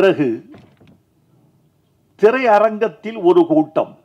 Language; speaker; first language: Tamil; native; Tamil